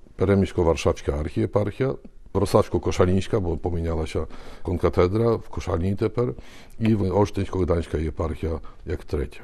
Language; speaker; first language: Ukrainian; early bilingual, heritage; Ukrainian